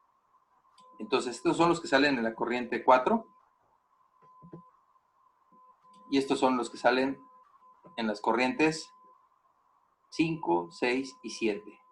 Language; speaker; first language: Spanish; native; Spanish